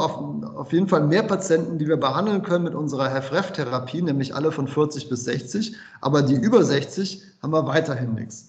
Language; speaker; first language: German; native; German